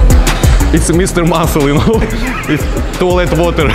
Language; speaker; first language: English; non-native, learner; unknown